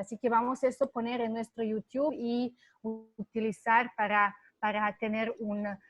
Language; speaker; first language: Spanish; non-native, fluent; Serbian